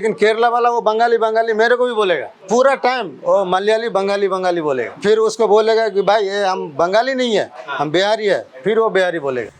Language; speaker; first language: Hindi; non-native, local second language; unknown